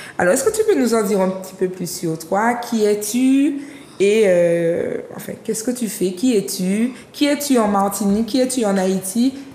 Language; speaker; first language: French; native; French